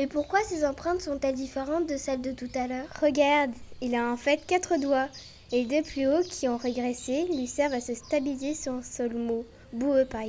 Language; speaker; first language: French; native; French